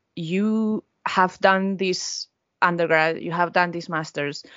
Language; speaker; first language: English; non-native, fluent; Spanish